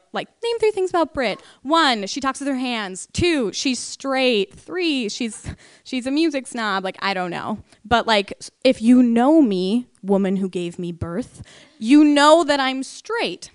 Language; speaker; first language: English; native; English